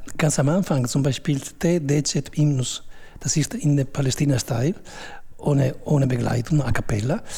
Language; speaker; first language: German; non-native, fluent; Italian